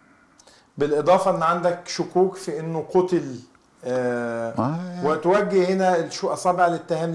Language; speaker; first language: Arabic; native; Arabic